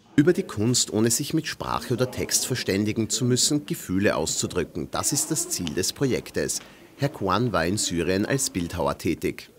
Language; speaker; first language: German; native; German